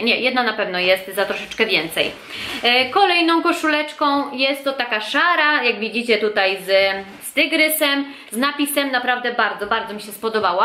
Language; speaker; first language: Polish; native; Polish